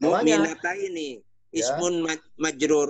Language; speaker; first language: Arabic; non-native, learner; Indonesian